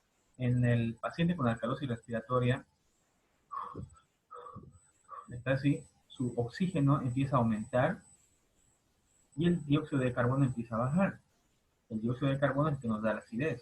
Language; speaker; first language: Spanish; native; Spanish